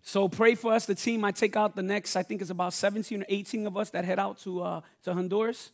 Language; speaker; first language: English; native; English